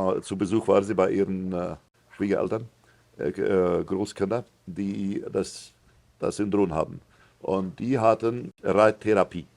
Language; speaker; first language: German; non-native, local second language; Plautdietsch